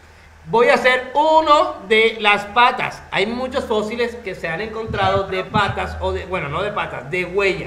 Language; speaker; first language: Spanish; native; Spanish